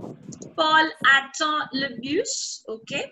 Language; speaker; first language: French; non-native, fluent; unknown